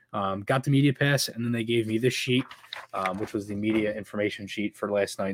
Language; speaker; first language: English; native; English